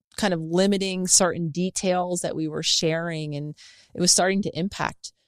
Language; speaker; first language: English; native; English